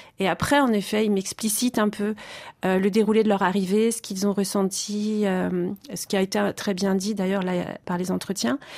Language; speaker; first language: French; native; French